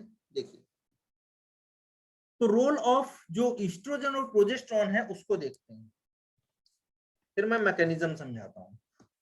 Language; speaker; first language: Hindi; native; Hindi